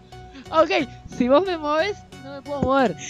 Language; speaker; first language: Spanish; native; Spanish